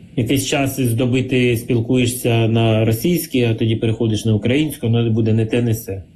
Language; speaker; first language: Ukrainian; non-native, local second language; Russian